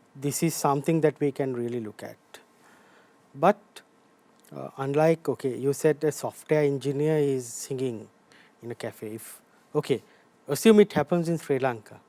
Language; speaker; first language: English; non-native, local second language; Sinhala